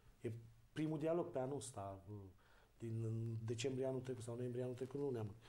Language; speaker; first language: Romanian; native; Romanian